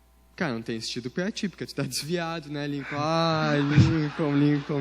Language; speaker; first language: Portuguese; native; Portuguese